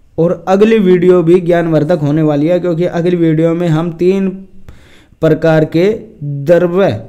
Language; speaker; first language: Hindi; native; Hindi